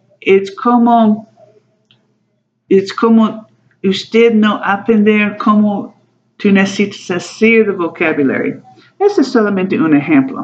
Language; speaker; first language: Spanish; non-native, learner; English